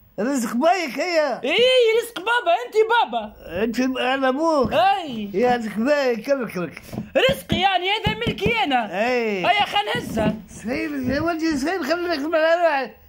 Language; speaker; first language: Arabic; native; Arabic